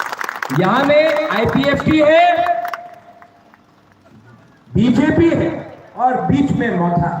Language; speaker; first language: Hindi; non-native, local second language; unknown